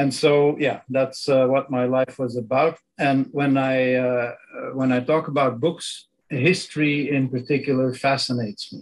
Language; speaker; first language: English; non-native, fluent; Dutch